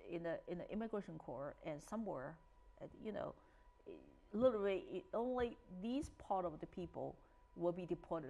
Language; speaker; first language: English; non-native, fluent; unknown